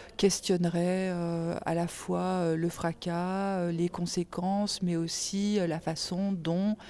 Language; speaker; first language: French; native; French